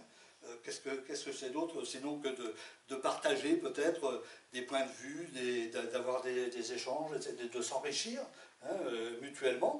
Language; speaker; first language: French; native; French